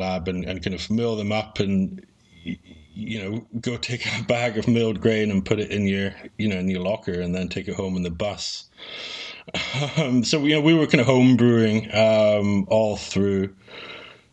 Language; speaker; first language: English; native; English